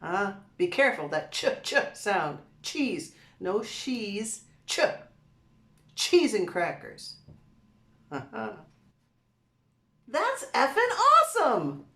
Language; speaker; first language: English; native; English